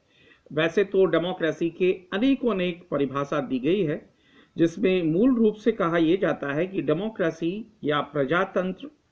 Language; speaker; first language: Hindi; native; Hindi